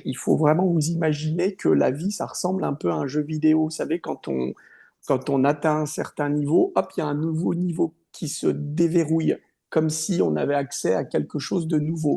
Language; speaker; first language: French; native; French